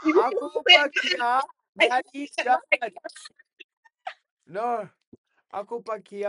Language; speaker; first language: Indonesian; non-native, learner; English